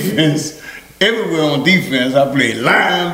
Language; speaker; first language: English; early bilingual, other home language; Haitian Creole